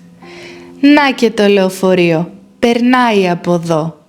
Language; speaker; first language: Greek; native; Greek